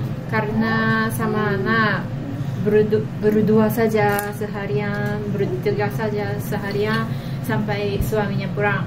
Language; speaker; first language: Indonesian; non-native, learner; Japanese